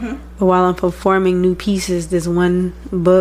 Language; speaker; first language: English; native; English